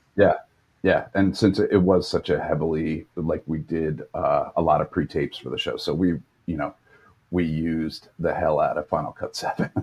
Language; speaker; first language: English; native; English